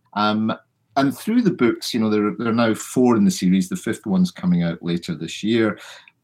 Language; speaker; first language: English; native; English